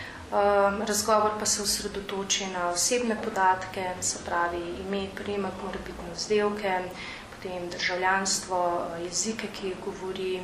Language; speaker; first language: Slovenian; native; Slovenian